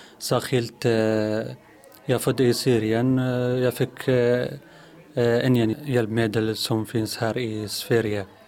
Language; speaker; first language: Swedish; non-native, learner; Arabic